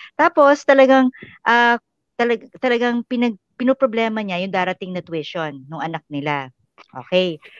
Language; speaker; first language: Filipino; native; Filipino